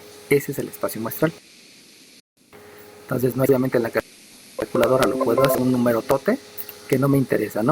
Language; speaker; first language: Spanish; native; Spanish